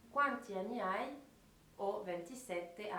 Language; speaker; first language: Italian; non-native, fluent; French